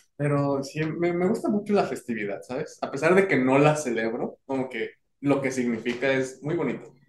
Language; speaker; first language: Spanish; native; Spanish